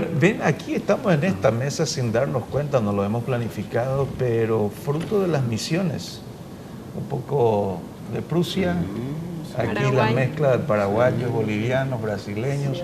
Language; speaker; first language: Spanish; native; Spanish